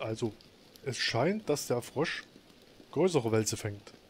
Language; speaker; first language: German; native; German